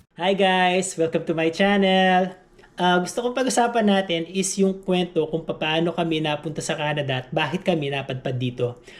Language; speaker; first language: Filipino; native; Filipino